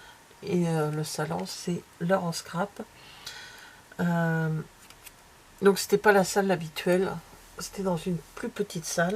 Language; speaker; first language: French; native; French